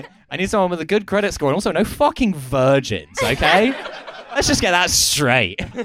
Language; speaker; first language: English; native; English